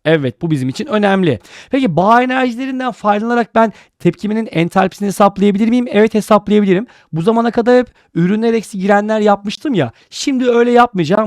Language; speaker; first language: Turkish; native; Turkish